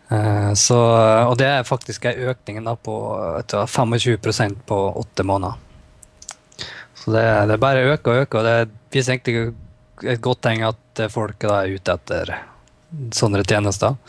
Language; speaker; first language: Norwegian; native; Norwegian